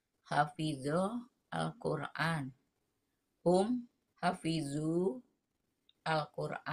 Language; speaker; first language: Arabic; non-native, learner; Indonesian